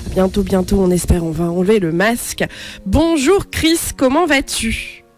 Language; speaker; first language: French; native; French